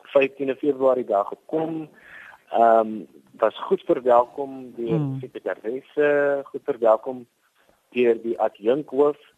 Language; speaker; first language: Afrikaans; native; Afrikaans